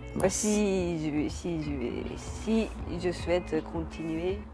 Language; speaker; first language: French; non-native, learner; Japanese